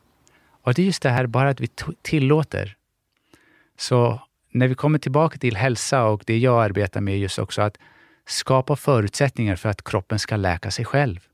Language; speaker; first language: Swedish; early bilingual, other home language; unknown